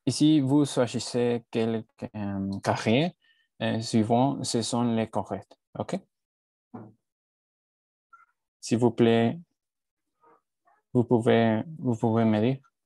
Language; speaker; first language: French; non-native, learner; Spanish